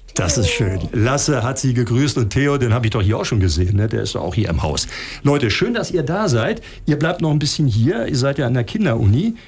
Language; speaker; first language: German; native; German